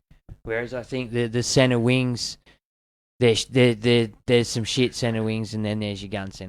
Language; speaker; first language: English; native; English